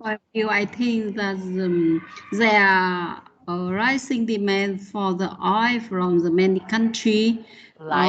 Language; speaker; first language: English; non-native, learner; Vietnamese